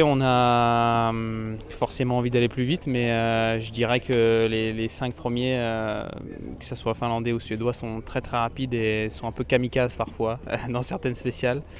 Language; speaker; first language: French; native; French